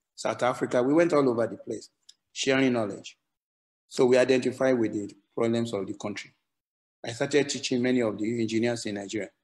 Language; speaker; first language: English; non-native, local second language; Yoruba